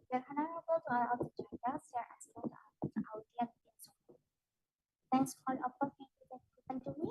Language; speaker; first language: English; non-native, learner; Indonesian